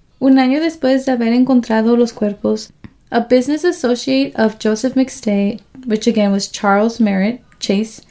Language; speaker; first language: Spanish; early bilingual, heritage; Spanish